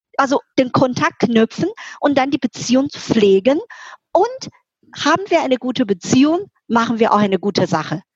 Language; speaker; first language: German; non-native, fluent; Chinese